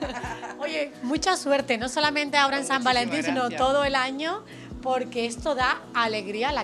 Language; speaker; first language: Spanish; native; Spanish